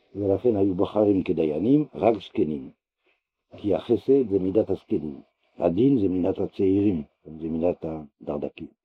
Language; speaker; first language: Hebrew; non-native, fluent; French